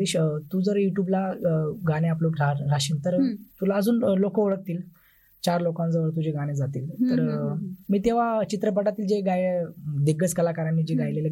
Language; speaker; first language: Marathi; non-native, local second language; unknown